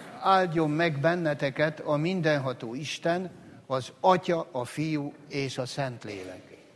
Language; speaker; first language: Hungarian; native; Hungarian